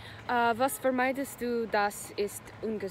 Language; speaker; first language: German; non-native, learner; English